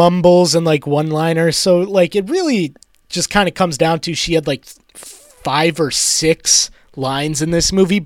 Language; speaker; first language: English; native; English